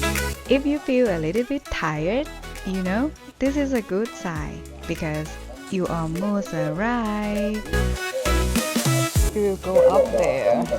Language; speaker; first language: English; non-native, learner; Thai